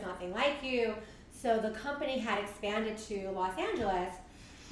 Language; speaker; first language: English; native; English